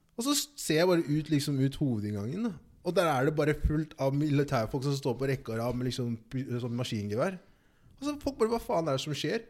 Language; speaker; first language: Norwegian; early bilingual, other home language; Igbo